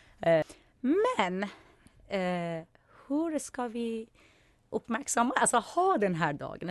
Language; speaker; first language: Swedish; non-native, fluent; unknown